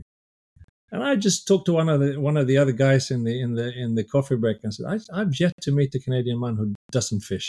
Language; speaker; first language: English; non-native, fluent; Swedish